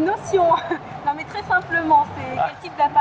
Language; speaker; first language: French; native; French